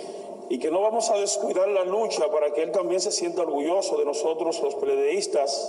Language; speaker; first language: Spanish; native; Spanish